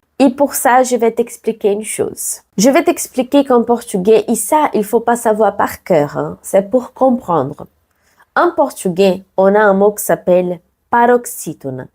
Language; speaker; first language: French; non-native, fluent; Portuguese